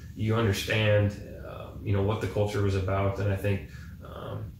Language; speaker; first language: English; native; English